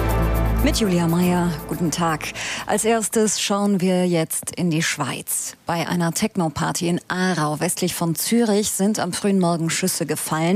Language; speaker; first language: German; native; German